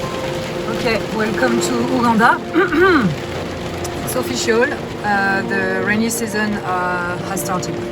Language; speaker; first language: English; non-native, fluent; French